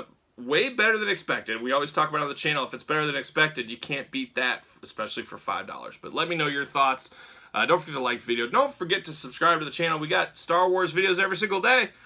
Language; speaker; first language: English; native; English